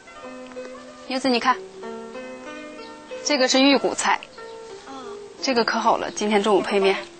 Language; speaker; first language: Chinese; native; Chinese